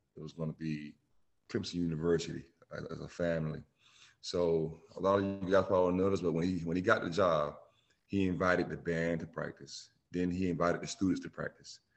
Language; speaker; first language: English; native; English